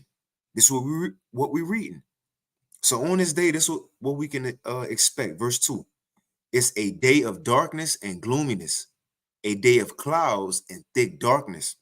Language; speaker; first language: English; native; English